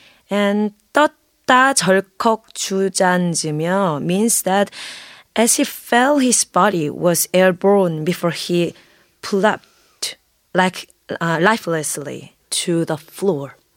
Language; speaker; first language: English; non-native, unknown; Korean